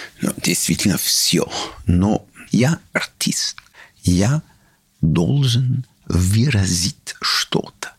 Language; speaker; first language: Russian; non-native, learner; English